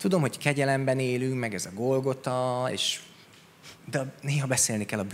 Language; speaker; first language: Hungarian; native; Hungarian